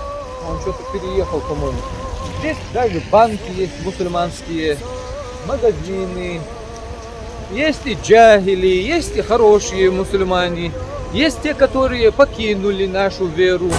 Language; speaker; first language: Russian; non-native, local second language; Chechen